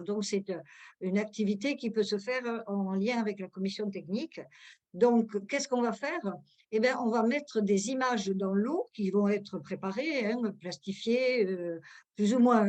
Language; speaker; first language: French; native; French